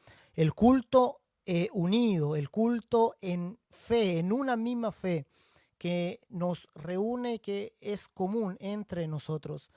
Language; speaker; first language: Spanish; native; Spanish